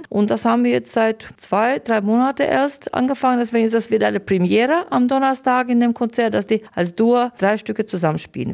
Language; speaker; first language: German; non-native, fluent; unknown